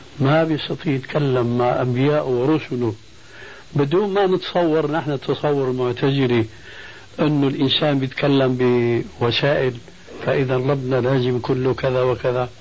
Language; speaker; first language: Arabic; early bilingual, other home language; Albanian